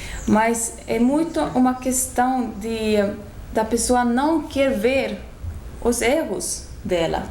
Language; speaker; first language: Portuguese; non-native, fluent; Swedish